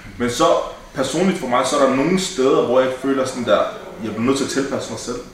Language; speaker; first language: Danish; early bilingual, other home language; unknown